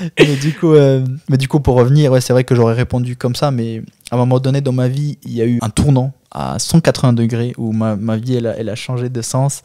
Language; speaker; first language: French; non-native, fluent; Albanian